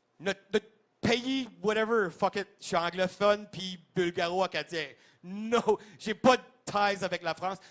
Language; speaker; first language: French; non-native, local second language; English